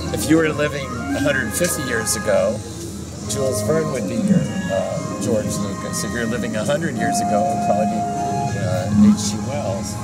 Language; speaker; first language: English; native; English